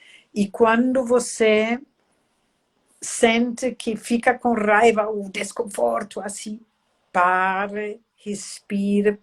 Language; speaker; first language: Portuguese; non-native, fluent; German